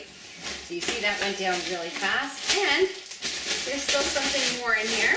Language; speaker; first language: English; native; English